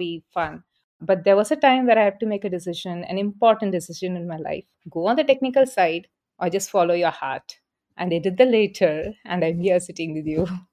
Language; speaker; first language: English; non-native, local second language; Tamil